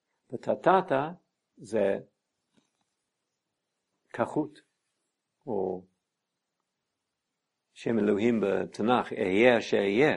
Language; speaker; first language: Hebrew; non-native, fluent; English